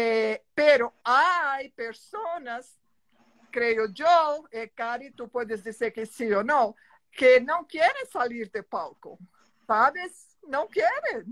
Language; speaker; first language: Spanish; non-native, learner; Portuguese